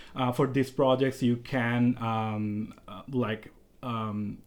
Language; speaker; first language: English; non-native, local second language; Bangla